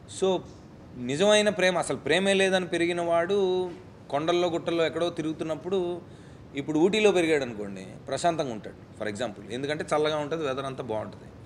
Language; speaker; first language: Telugu; native; Telugu